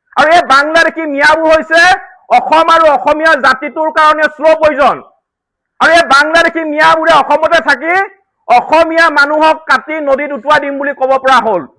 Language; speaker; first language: Assamese; native; Assamese